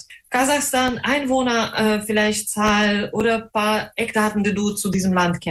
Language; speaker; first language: German; non-native, fluent; Russian